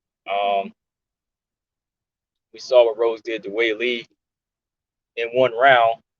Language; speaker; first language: English; native; English